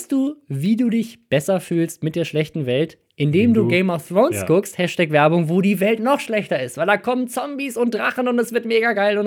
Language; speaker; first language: German; native; German